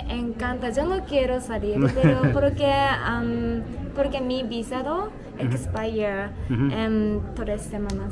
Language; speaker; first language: Spanish; non-native, learner; Japanese